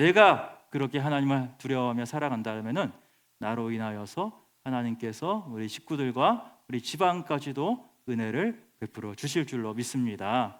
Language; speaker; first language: Korean; native; Korean